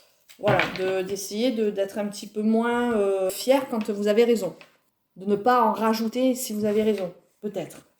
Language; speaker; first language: French; native; French